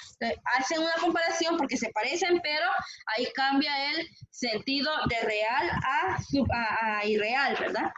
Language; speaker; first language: Spanish; native; Spanish